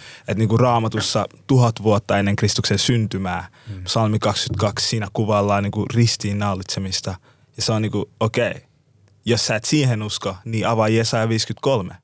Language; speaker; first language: Finnish; native; Finnish